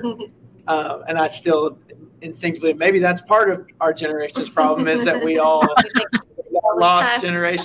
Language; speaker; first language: English; native; English